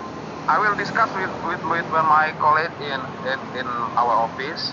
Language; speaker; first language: English; non-native, learner; Indonesian